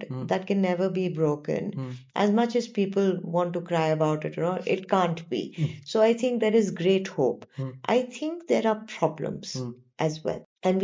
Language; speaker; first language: English; non-native, local second language; Gujarati